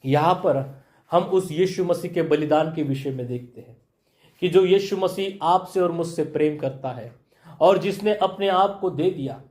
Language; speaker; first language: Hindi; non-native, local second language; Marathi